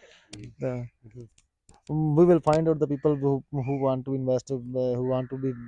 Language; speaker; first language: English; non-native, local second language; Punjabi